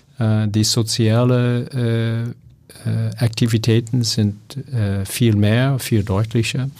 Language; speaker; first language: German; non-native, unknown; English